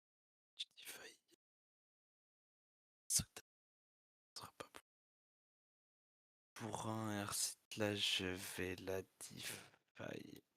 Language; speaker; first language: French; native; French